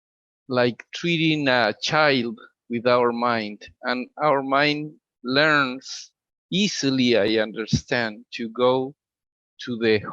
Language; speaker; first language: English; non-native, fluent; Spanish